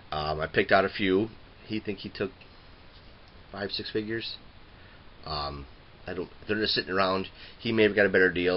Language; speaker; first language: English; native; English